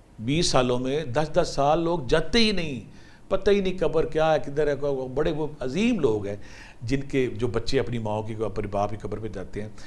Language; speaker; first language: Urdu; non-native, local second language; Punjabi